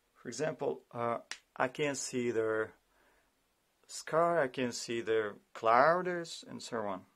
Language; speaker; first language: English; non-native, fluent; Uzbek